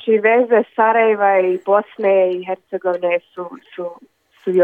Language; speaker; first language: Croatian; early bilingual, other home language; Bosnian